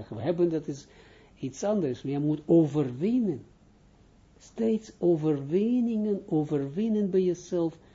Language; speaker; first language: Dutch; non-native, fluent; Hebrew